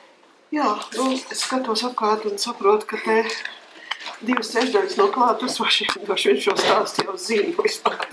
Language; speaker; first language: Latvian; early bilingual, heritage; Latvian